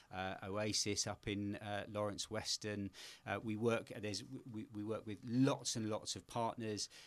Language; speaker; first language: English; native; English